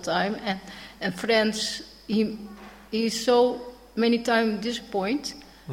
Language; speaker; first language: English; non-native, learner; Dutch